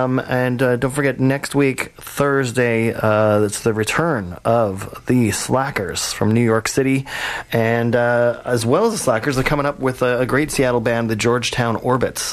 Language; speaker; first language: English; native; English